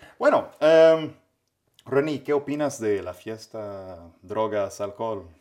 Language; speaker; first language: Spanish; non-native, fluent; English